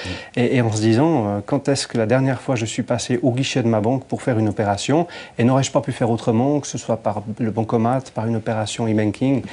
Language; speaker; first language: French; native; French